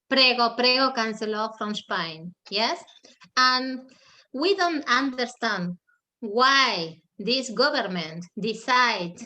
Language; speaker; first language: English; non-native, learner; German